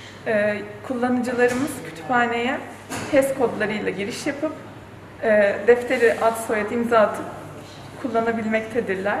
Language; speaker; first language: Turkish; native; Turkish